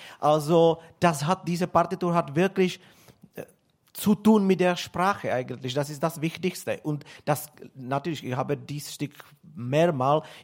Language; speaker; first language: German; non-native, learner; Czech